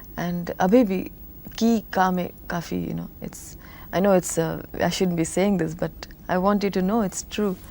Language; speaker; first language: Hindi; non-native, local second language; Tamil